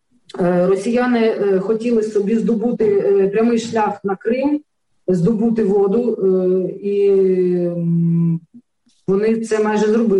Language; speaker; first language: Ukrainian; native; Ukrainian